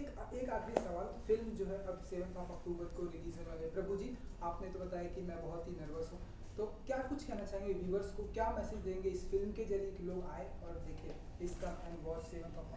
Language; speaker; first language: Hindi; native; Hindi